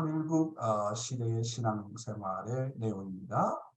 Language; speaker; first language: Korean; native; Korean